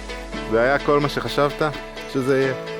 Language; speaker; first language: Hebrew; native; Hebrew